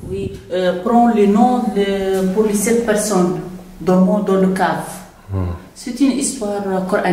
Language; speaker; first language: French; non-native, local second language; Arabic